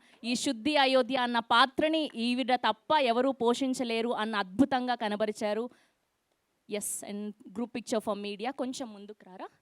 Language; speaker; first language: Telugu; native; Telugu